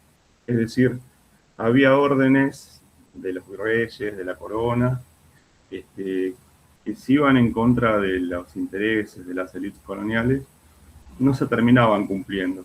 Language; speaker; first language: Spanish; native; Spanish